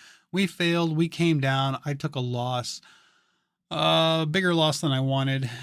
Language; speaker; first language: English; native; English